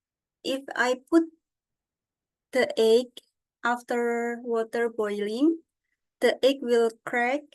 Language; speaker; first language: English; non-native, learner; Indonesian